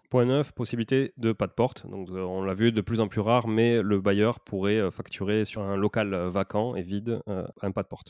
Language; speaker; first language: French; native; French